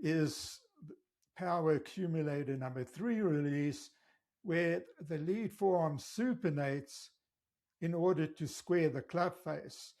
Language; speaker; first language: English; native; English